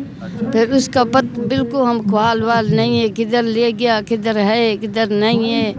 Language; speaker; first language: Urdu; non-native, local second language; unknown